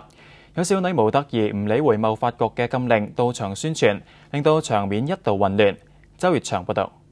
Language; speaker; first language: Cantonese; native; Cantonese